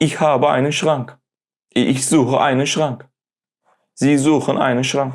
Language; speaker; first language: German; non-native, learner; Turkish